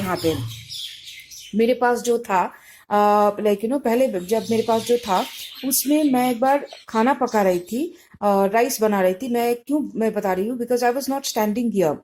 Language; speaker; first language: Hindi; non-native, local second language; Bangla